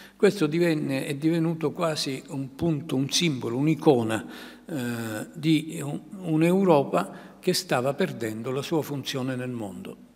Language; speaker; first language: Italian; native; Italian